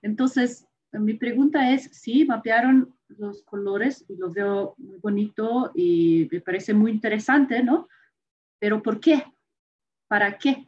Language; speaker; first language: Spanish; non-native, fluent; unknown